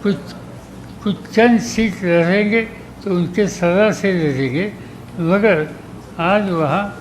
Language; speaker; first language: Hindi; non-native, local second language; Marathi